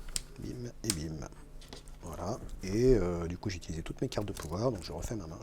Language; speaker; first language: French; native; French